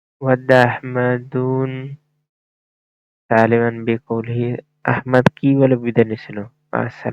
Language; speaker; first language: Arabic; non-native, fluent; Bangla